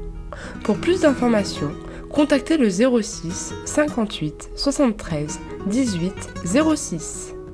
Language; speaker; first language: French; native; French